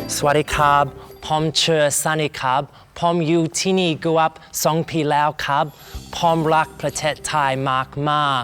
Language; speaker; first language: Thai; non-native, learner; English